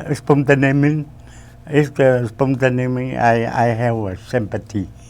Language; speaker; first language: English; non-native, learner; Vietnamese